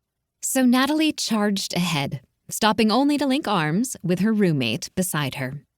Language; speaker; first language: English; native; English